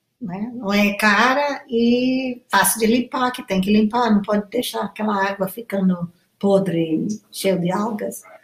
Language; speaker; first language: Portuguese; non-native, fluent; English